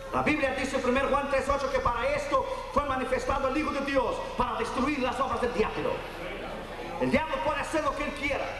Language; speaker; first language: Spanish; non-native, fluent; Portuguese